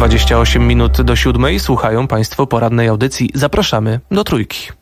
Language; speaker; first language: Polish; native; Polish